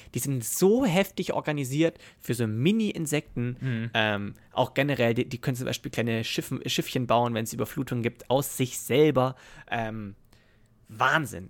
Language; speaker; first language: German; native; German